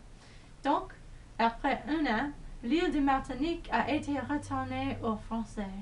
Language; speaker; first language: French; non-native, learner; English